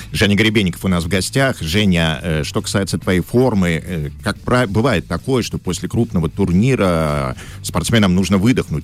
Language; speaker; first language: Russian; native; Russian